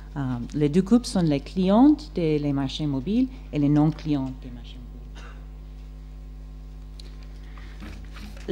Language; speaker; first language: French; non-native, fluent; English